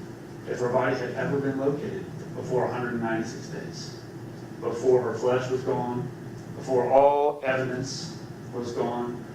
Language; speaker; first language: English; native; English